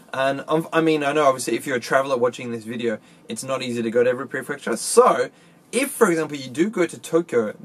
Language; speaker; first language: English; native; English